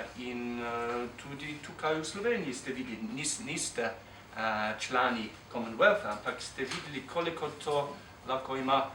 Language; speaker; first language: Slovenian; non-native, fluent; English